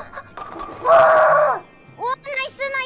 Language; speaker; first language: Japanese; non-native, learner; Indonesian